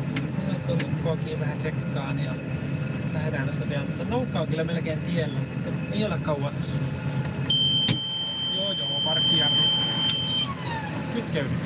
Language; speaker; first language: Finnish; native; Finnish